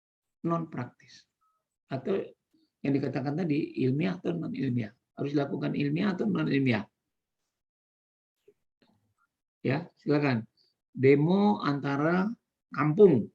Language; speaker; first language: Indonesian; native; Indonesian